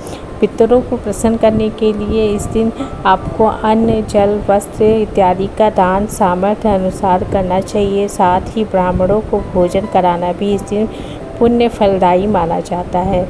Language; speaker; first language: Hindi; native; Hindi